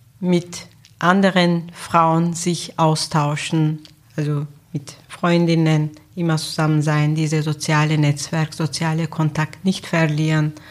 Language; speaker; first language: German; non-native, fluent; Turkish